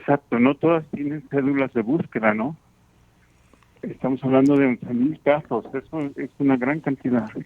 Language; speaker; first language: Spanish; native; Spanish